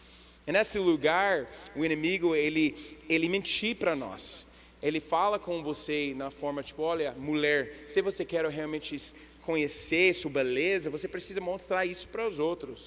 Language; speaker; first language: Portuguese; non-native, learner; English